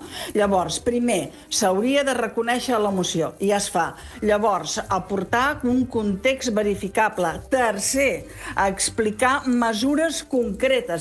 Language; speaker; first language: Catalan; native; Catalan